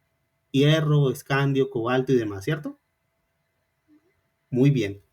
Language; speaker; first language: Spanish; native; Spanish